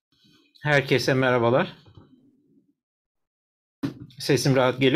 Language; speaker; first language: Turkish; native; Turkish